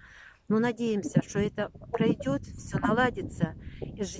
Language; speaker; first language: Russian; native; Russian